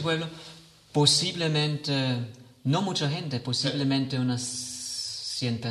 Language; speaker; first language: Spanish; non-native, fluent; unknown